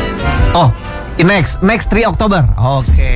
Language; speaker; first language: English; non-native, learner; Indonesian